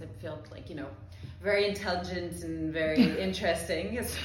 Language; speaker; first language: English; early bilingual, heritage; English